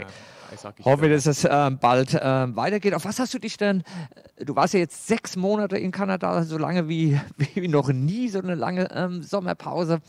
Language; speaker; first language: German; native; German